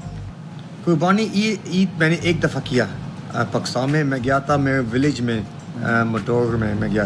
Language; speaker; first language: Hindi; early bilingual, heritage; Hindi